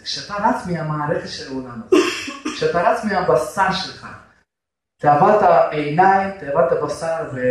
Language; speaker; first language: Hebrew; non-native, fluent; Russian